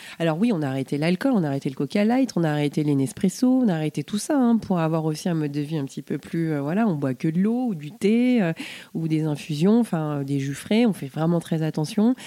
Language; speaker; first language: French; native; French